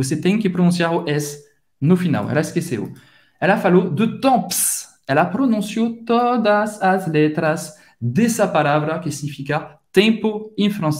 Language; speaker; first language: Portuguese; non-native, fluent; French